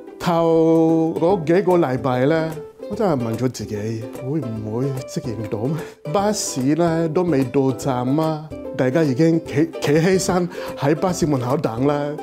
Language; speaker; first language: Cantonese; non-native, fluent; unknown